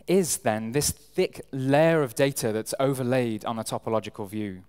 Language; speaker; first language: English; native; English